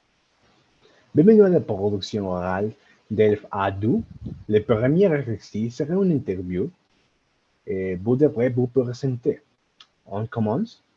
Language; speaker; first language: French; non-native, learner; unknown